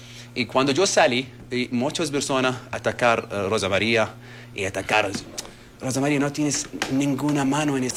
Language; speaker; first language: Spanish; non-native, learner; Arabic